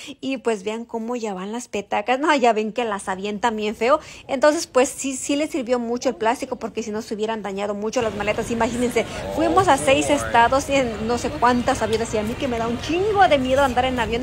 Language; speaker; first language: Spanish; native; Spanish